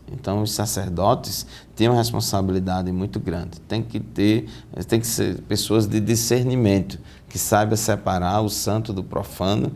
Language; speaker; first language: Portuguese; native; Portuguese